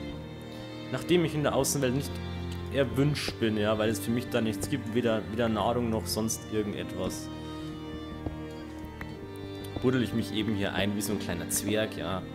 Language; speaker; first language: German; native; German